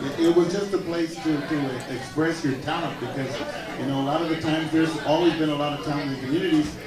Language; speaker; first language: English; early bilingual, other home language; Spanish